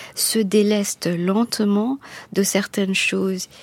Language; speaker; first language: French; non-native, local second language; Morisyen